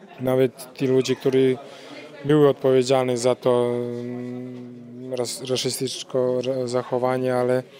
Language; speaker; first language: Polish; non-native, fluent; Croatian